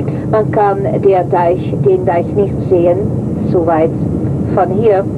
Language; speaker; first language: German; non-native, fluent; Dutch